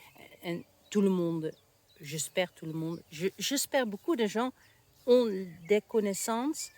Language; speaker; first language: French; non-native, learner; Dutch